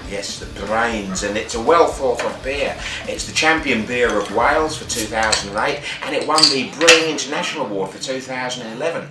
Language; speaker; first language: English; native; English